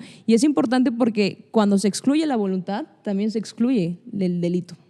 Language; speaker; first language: Spanish; native; Spanish